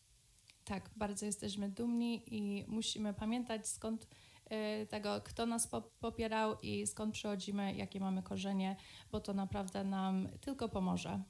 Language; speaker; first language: Polish; early bilingual, other home language; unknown